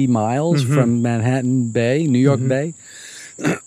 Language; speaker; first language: English; native; English